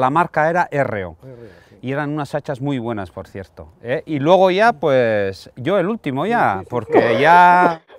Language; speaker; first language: Spanish; non-native, local second language; Basque